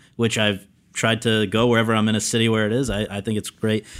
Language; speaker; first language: English; native; English